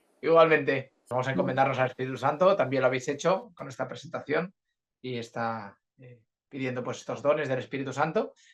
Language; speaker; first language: Spanish; native; Spanish